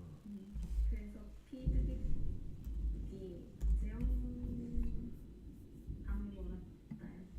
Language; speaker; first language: Korean; non-native, fluent; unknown